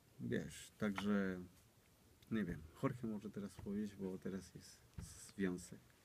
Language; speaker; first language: Polish; non-native, learner; Spanish